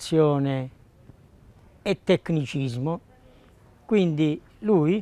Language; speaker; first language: Italian; native; Italian